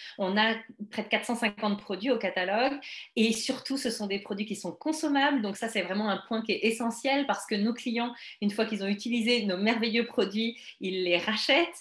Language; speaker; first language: French; native; French